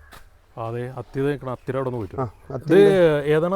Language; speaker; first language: Malayalam; native; Malayalam